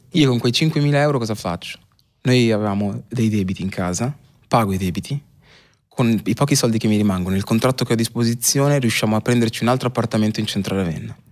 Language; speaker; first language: Italian; early bilingual, other home language; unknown